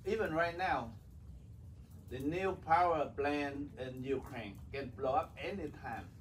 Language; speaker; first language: English; non-native, learner; Vietnamese